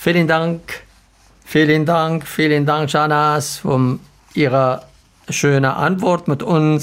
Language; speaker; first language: German; non-native, learner; Arabic